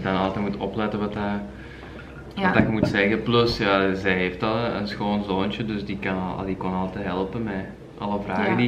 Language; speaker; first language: Dutch; native; Dutch